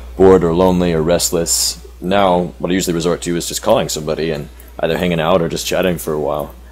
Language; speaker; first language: English; native; English